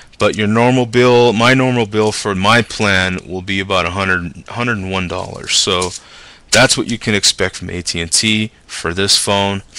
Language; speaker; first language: English; native; English